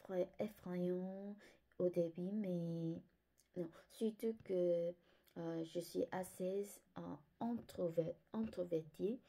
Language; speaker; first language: French; non-native, fluent; Korean